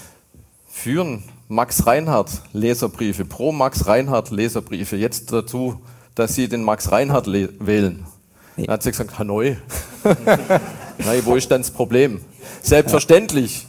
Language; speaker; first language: German; native; German